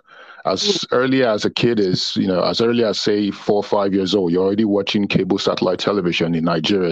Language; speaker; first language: English; non-native, local second language; Yoruba